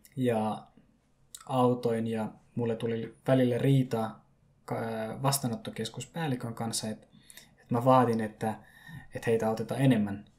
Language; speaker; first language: Finnish; early bilingual, other home language; Persian